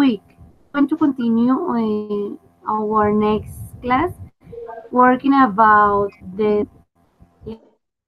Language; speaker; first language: English; non-native, fluent; Spanish